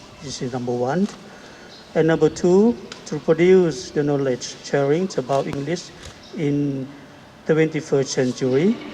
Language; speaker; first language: English; non-native, learner; Thai